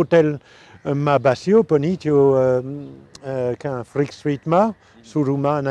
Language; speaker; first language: Nepali; non-native, learner; French